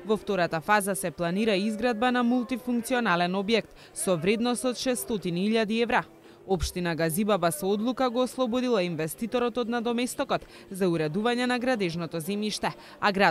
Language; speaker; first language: Macedonian; native; Macedonian